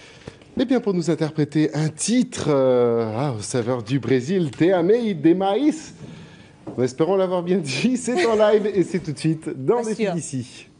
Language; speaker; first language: French; native; French